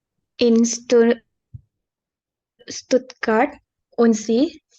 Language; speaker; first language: German; non-native, learner; Indonesian